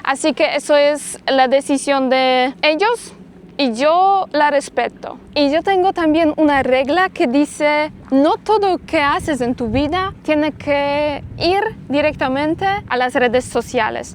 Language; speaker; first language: Spanish; non-native, fluent; Polish